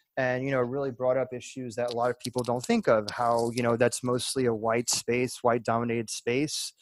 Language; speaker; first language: English; early bilingual, other home language; French